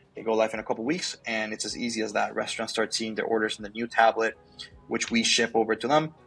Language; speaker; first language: English; early bilingual, other home language; Spanish